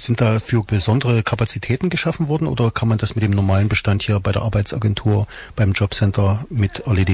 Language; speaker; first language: German; native; German